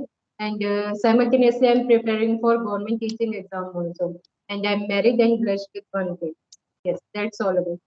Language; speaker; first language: English; non-native, local second language; Hindi